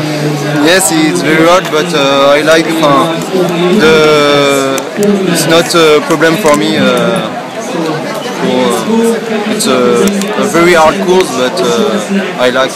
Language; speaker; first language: English; non-native, learner; French